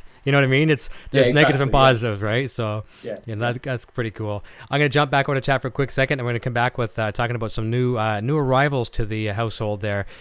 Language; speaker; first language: English; native; English